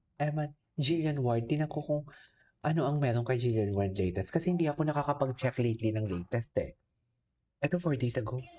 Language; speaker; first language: Filipino; non-native, local second language; Hiligaynon